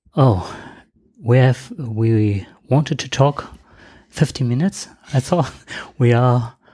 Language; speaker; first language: English; non-native, learner; German